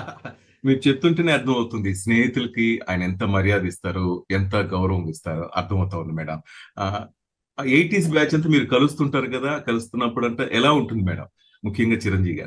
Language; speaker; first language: Telugu; native; Telugu